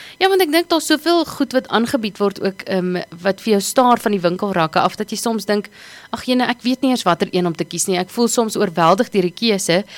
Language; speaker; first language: Afrikaans; native; Afrikaans